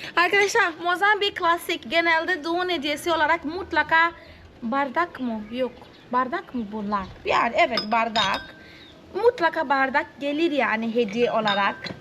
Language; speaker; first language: Turkish; non-native, fluent; Portuguese